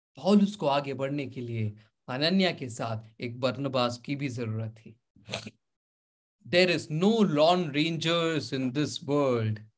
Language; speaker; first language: Hindi; native; Hindi